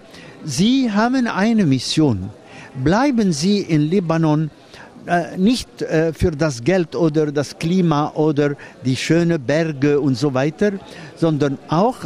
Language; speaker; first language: German; non-native, fluent; Arabic